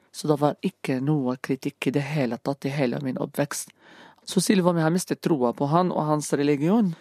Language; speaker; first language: Norwegian; non-native, fluent; Arabic